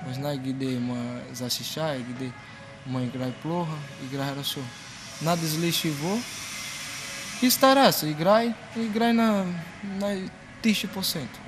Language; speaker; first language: Russian; non-native, learner; Portuguese